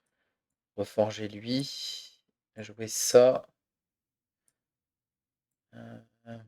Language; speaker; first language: French; native; French